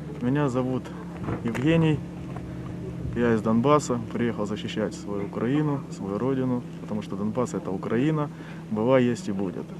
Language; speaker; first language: Russian; native; Russian